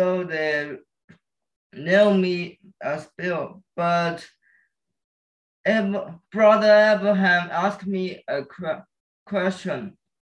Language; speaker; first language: English; non-native, learner; Chinese